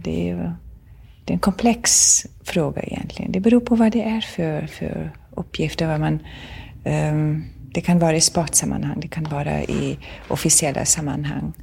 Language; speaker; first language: Swedish; non-native, fluent; German